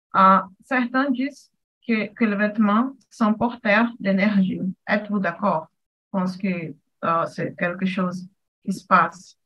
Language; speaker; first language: French; non-native, fluent; Portuguese